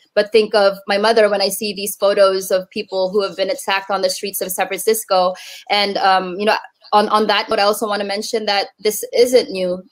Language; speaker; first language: English; native; English